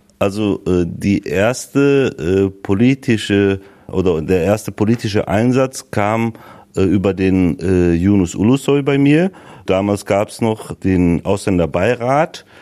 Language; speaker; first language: German; early bilingual, other home language; Turkish